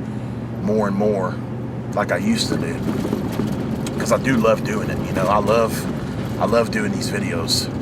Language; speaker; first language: English; native; English